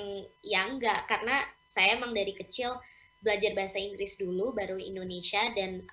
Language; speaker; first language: Indonesian; early bilingual, heritage; English